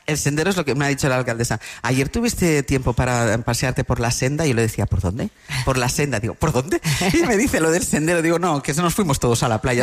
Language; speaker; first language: Spanish; native; Spanish